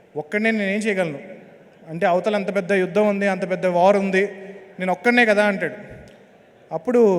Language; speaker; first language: Telugu; native; Telugu